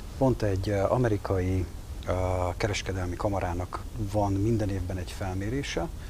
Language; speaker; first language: Hungarian; native; Hungarian